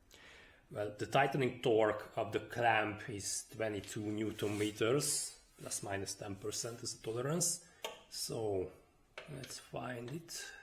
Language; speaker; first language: English; non-native, fluent; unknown